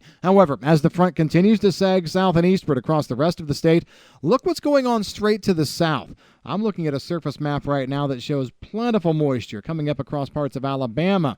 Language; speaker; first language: English; native; English